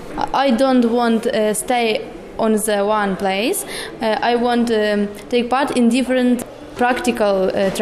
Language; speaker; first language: English; non-native, learner; Ukrainian